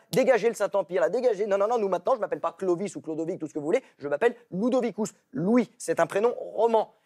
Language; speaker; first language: French; native; French